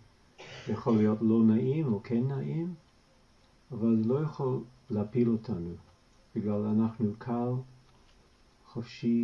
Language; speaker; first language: Hebrew; non-native, fluent; English